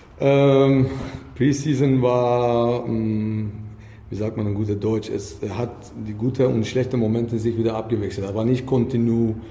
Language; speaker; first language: German; non-native, learner; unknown